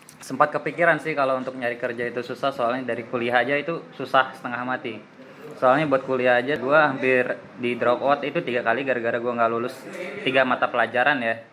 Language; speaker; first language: Indonesian; native; Indonesian